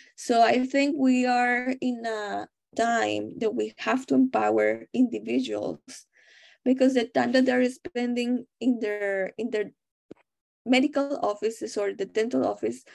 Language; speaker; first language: English; non-native, fluent; Spanish